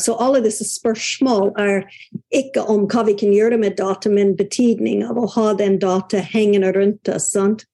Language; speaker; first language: Norwegian; non-native, fluent; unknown